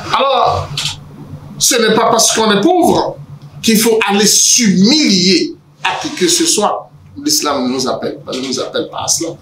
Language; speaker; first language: French; non-native, local second language; Yoruba